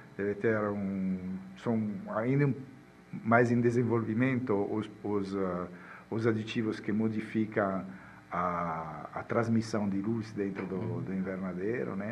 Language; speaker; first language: Portuguese; non-native, fluent; Italian